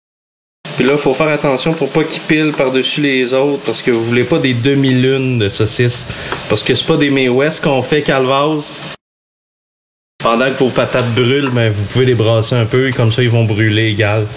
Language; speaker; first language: French; native; French